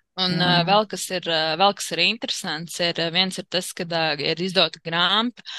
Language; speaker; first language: Latvian; native; Latvian